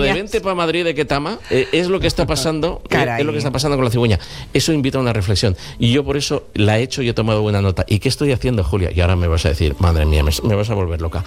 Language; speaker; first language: Spanish; native; Spanish